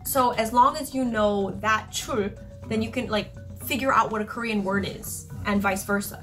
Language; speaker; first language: English; early bilingual, other home language; Japanese